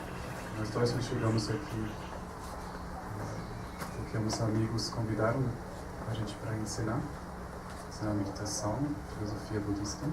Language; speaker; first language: Portuguese; non-native, fluent; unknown